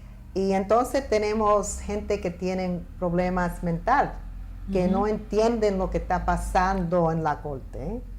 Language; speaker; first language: Spanish; early bilingual, heritage; Spanish